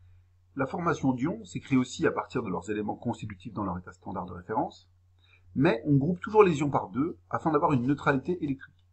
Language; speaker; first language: French; native; French